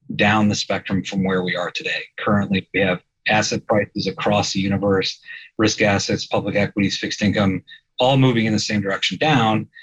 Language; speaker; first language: English; native; English